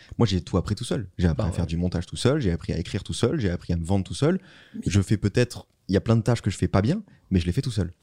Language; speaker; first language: French; native; French